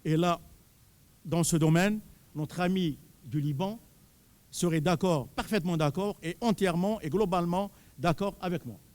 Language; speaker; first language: French; non-native, local second language; Arabic